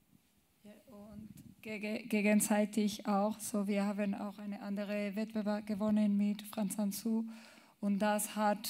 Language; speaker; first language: German; non-native, learner; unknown